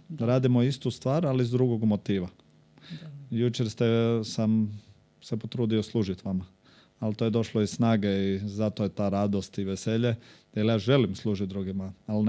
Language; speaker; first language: Croatian; native; Croatian